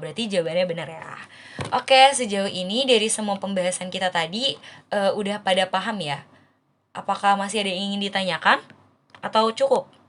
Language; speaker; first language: Indonesian; native; Indonesian